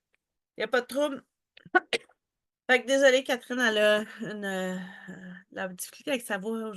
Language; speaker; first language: French; native; French